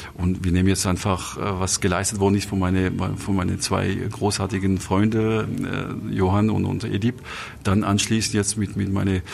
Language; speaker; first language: German; non-native, fluent; French